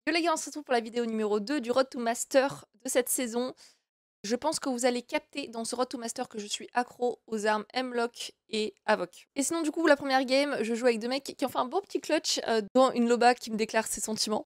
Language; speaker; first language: French; native; French